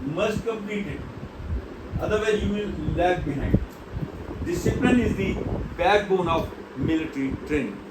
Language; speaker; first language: English; non-native, local second language; Urdu